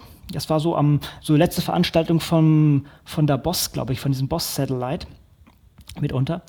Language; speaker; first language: German; native; German